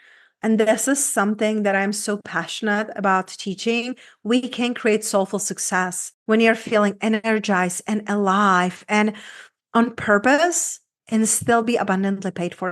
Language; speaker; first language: English; non-native, fluent; Czech